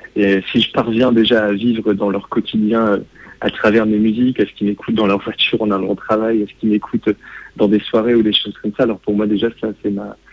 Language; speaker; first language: French; native; French